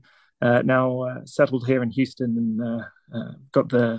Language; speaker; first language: English; native; English